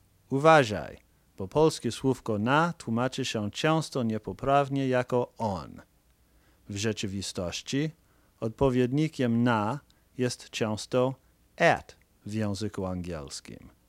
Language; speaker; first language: Polish; non-native, fluent; English